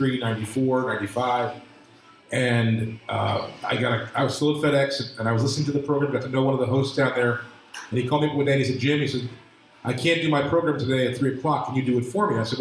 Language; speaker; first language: English; native; English